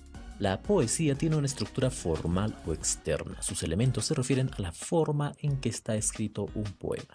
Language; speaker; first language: Spanish; native; Spanish